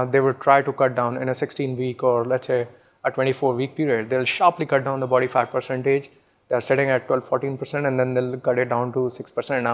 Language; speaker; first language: English; non-native, local second language; Hindi